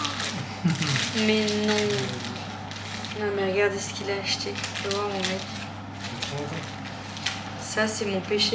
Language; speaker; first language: French; native; French